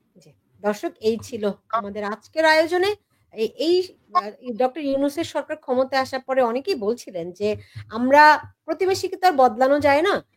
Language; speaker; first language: Bangla; native; Bangla